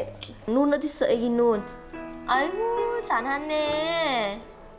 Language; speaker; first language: Korean; non-native, learner; Vietnamese